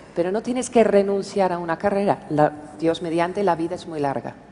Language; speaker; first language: Spanish; non-native, fluent; English